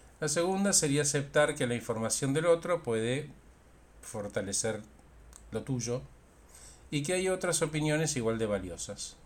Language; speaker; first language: Spanish; native; Spanish